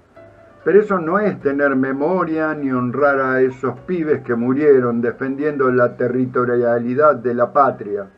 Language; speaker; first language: Spanish; native; Spanish